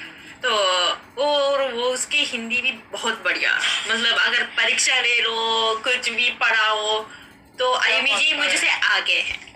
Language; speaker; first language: Hindi; non-native, fluent; Japanese